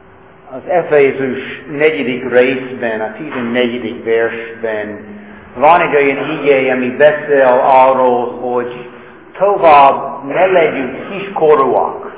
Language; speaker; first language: Hungarian; non-native, fluent; English